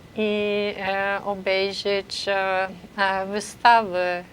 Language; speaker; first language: Polish; non-native, fluent; German